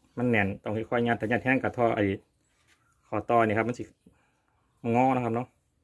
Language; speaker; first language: Thai; native; Thai